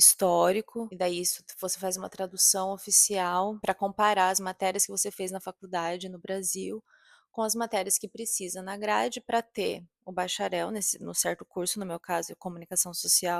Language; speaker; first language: Portuguese; native; Portuguese